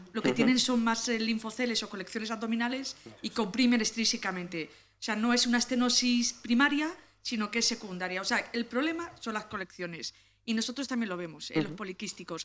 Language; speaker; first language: Spanish; native; Spanish